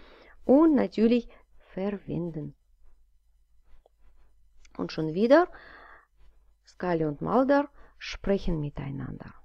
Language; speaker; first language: German; non-native, fluent; Russian